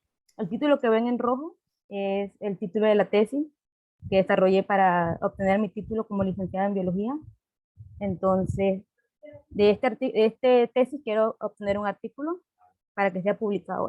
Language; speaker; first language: Spanish; native; Spanish